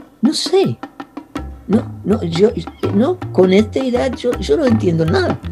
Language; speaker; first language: Spanish; non-native, learner; English